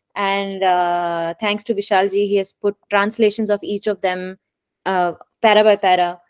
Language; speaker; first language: English; non-native, local second language; Kashmiri